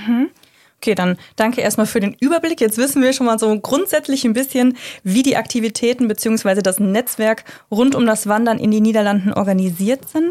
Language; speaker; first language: German; native; German